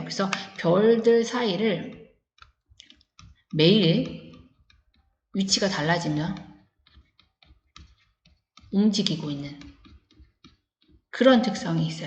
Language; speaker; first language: Korean; native; Korean